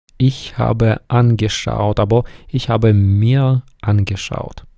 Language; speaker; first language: German; non-native, fluent; Ukrainian